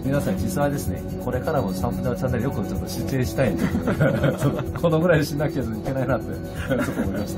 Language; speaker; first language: Japanese; non-native, fluent; Korean